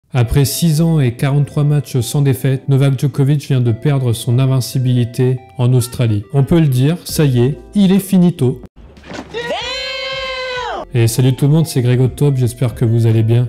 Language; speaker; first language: French; native; French